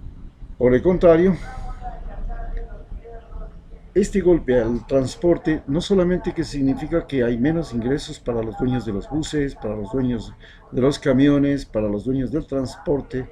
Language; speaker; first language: Spanish; native; Spanish